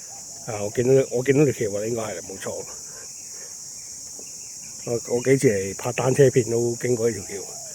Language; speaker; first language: Chinese; native; Chinese